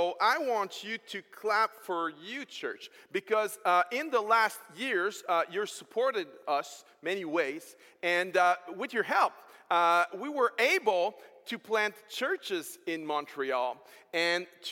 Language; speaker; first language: English; non-native, fluent; French